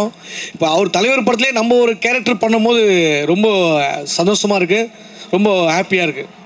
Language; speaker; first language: Tamil; native; Tamil